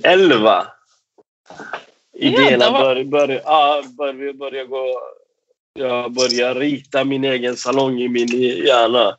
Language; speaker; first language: Swedish; non-native, fluent; Persian